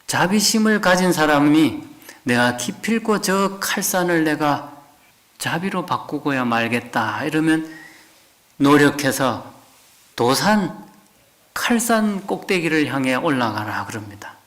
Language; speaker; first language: Korean; native; Korean